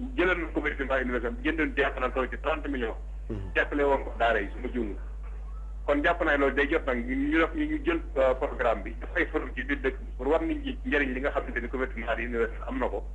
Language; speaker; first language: Wolof; native; Wolof